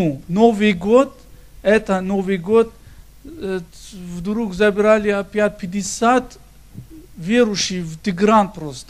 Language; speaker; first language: Russian; non-native, learner; Persian